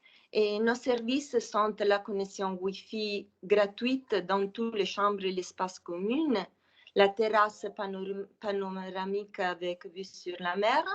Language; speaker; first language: French; non-native, fluent; Italian